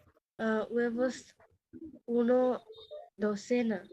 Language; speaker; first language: Spanish; non-native, learner; Bangla